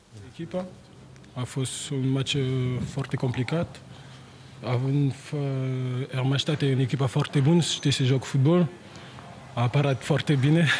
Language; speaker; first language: Romanian; non-native, learner; French